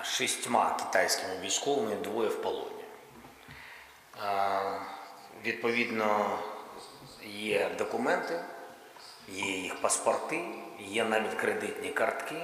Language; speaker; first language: Ukrainian; non-native, local second language; Russian